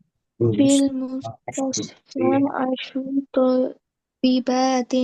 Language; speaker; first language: Arabic; non-native, learner; Bangla